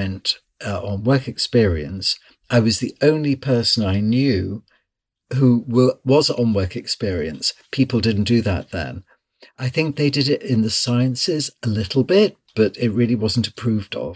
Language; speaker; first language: English; native; English